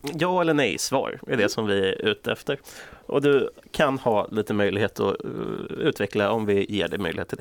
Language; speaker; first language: Swedish; native; Swedish